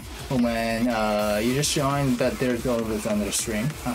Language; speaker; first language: English; non-native, fluent; Japanese